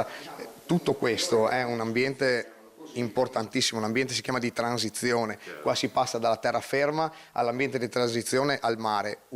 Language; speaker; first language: Italian; native; Italian